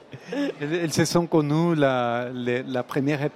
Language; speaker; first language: French; non-native, fluent; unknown